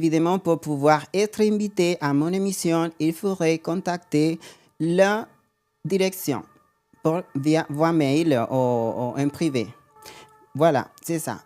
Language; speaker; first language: French; non-native, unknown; Spanish